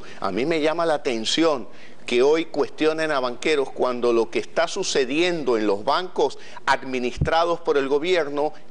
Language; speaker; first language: Spanish; native; Spanish